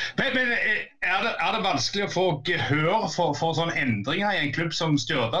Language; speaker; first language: Norwegian; native; Norwegian